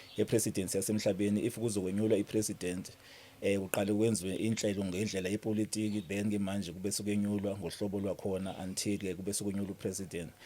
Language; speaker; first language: Zulu; non-native, local second language; Xhosa